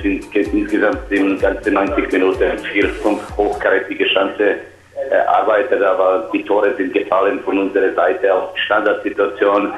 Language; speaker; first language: German; non-native, learner; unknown